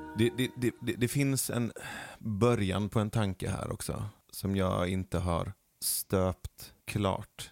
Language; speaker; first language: Swedish; early bilingual, other home language; Persian